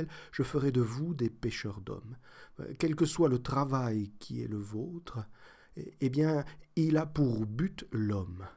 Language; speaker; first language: French; native; French